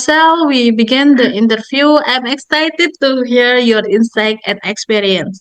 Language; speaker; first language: English; non-native, learner; Indonesian